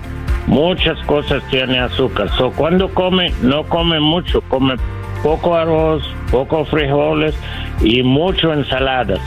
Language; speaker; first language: Spanish; non-native, learner; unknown